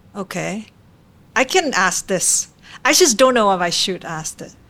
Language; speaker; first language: English; non-native, fluent; Vietnamese